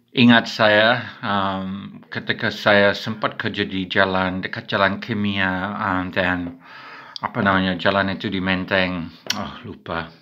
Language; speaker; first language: Indonesian; non-native, fluent; English